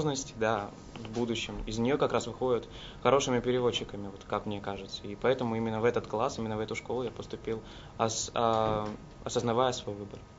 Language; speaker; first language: Russian; native; Russian